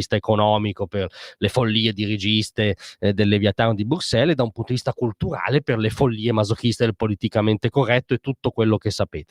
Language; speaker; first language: Italian; native; Italian